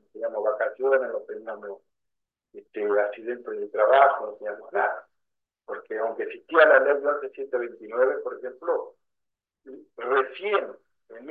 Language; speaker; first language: Spanish; native; Spanish